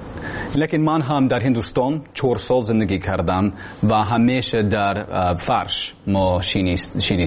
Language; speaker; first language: Persian; non-native, learner; English